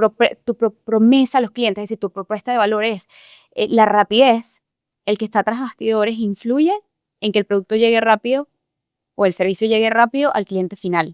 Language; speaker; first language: Spanish; native; Spanish